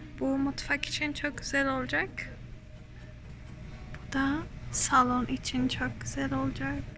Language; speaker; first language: Turkish; non-native, learner; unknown